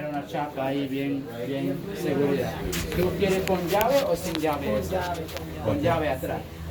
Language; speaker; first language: Spanish; early bilingual, heritage; Spanish